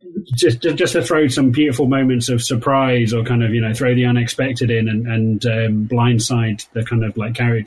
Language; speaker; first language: English; native; English